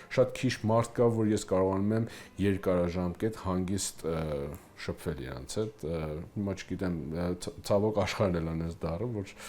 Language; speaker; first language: Armenian; early bilingual, heritage; Armenian